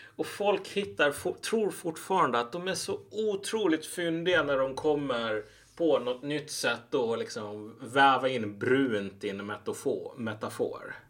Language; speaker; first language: Swedish; native; Swedish